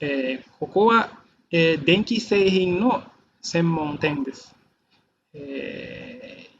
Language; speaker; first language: Japanese; non-native, fluent; Indonesian